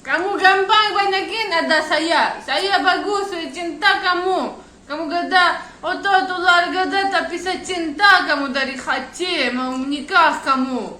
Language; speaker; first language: Indonesian; non-native, learner; Russian